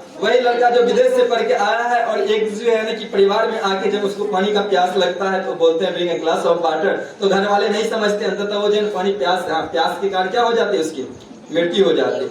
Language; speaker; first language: Hindi; native; Hindi